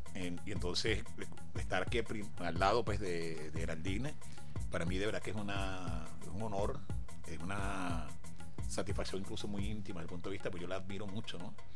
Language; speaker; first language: Spanish; native; Spanish